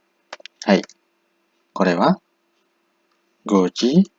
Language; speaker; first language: Japanese; non-native, fluent; Indonesian